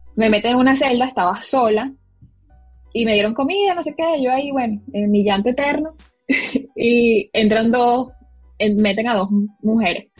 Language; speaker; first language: Spanish; native; Spanish